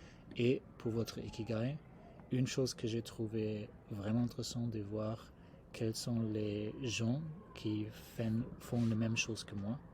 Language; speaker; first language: French; non-native, fluent; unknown